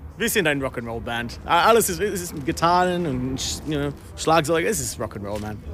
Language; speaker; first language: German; non-native, learner; English